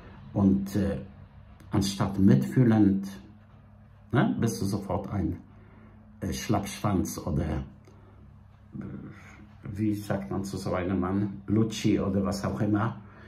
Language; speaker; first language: German; non-native, fluent; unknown